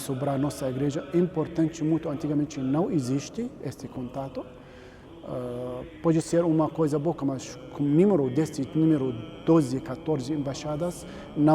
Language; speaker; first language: Portuguese; non-native, learner; Arabic